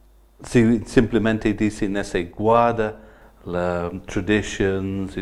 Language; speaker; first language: Spanish; non-native, learner; English